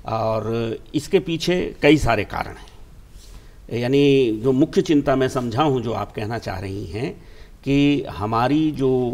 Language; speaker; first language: Hindi; native; Hindi